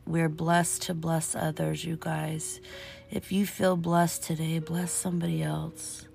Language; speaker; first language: English; early bilingual, other home language; Portuguese